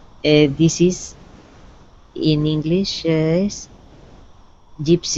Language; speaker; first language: English; non-native, learner; Spanish